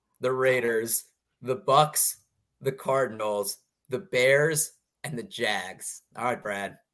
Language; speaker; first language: English; native; English